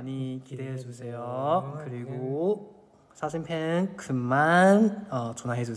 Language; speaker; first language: Korean; non-native, fluent; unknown